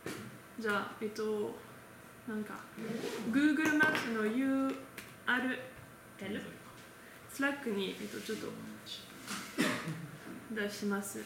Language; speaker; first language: Japanese; non-native, learner; French